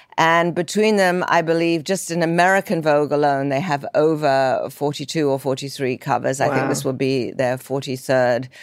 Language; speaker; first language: English; native; English